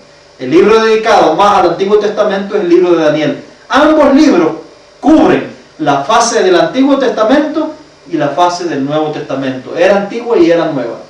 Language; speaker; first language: Spanish; native; Spanish